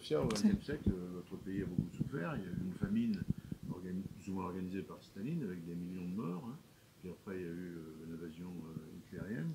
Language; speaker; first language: French; native; French